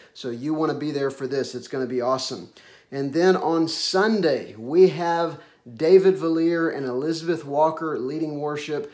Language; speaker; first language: English; native; English